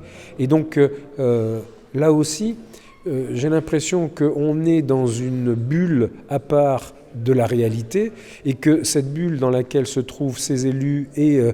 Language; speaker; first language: French; native; French